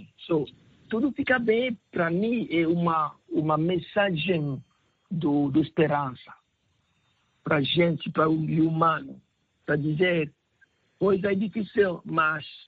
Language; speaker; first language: Portuguese; non-native, learner; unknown